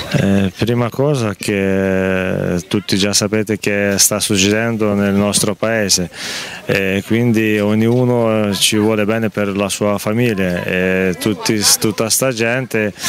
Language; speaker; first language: Italian; non-native, learner; Ukrainian